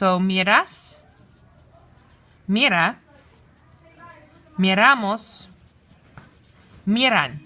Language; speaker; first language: Spanish; non-native, fluent; English